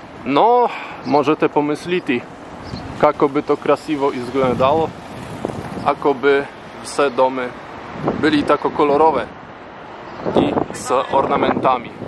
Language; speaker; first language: Polish; non-native, learner; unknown